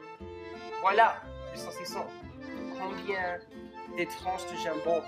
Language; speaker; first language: French; non-native, learner; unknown